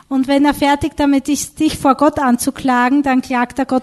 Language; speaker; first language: German; native; German